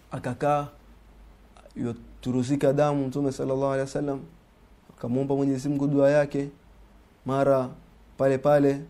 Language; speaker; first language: Swahili; native; Swahili